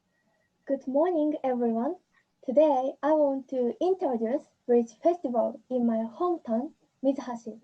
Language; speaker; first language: English; non-native, learner; Japanese